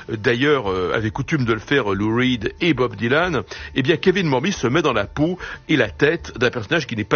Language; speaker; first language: French; native; French